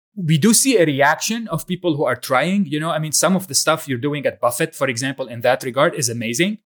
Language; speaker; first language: English; non-native, fluent; Arabic